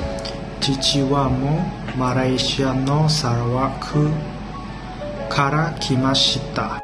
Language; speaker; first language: Japanese; non-native, learner; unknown